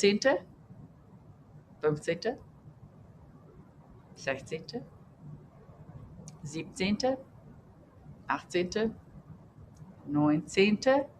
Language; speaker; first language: German; non-native, fluent; English